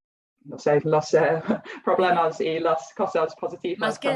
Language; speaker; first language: Spanish; non-native, fluent; English